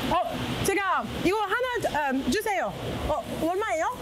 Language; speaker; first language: Korean; non-native, learner; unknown